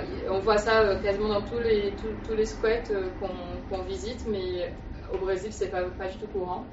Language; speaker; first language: French; native; French